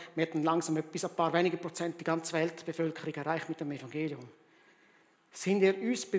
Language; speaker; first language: German; early bilingual, heritage; German